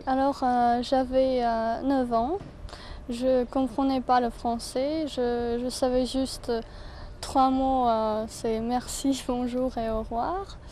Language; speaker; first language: French; non-native, fluent; Ukrainian